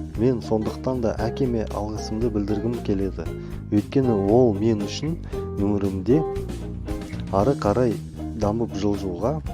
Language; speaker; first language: Kazakh; non-native, local second language; Russian